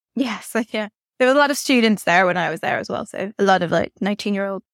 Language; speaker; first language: English; native; English